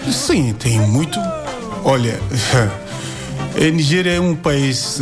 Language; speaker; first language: Portuguese; non-native, learner; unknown